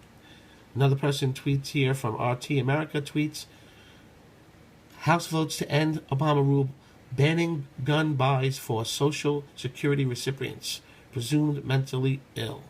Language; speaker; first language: English; native; English